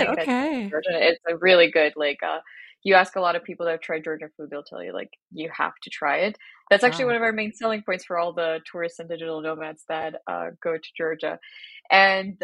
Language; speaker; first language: English; non-native, fluent; Georgian